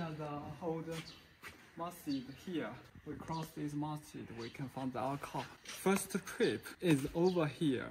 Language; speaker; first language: English; non-native, fluent; Chinese